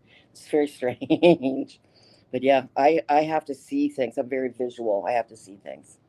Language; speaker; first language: English; native; English